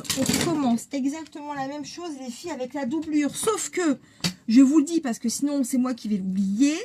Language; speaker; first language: French; native; French